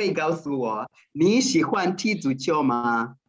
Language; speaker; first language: Chinese; non-native, fluent; Swahili